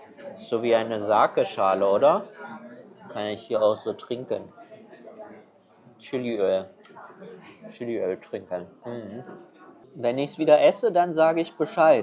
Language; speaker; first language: German; non-native, fluent; Chinese